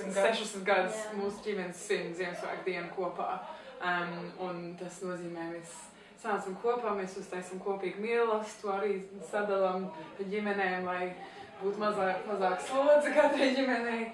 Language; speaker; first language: Latvian; early bilingual, heritage; Latvian